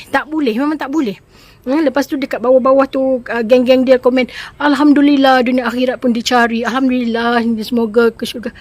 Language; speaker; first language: Malay; native; Malay